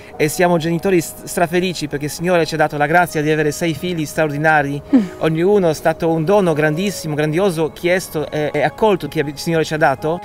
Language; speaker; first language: Italian; non-native, fluent; Polish